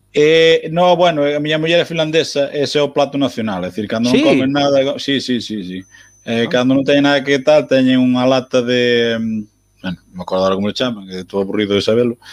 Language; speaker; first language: Galician; native; Galician